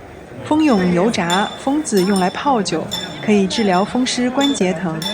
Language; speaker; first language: Chinese; native; Chinese